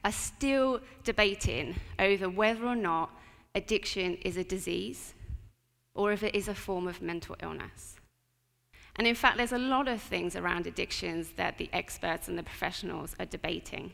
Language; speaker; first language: English; native; English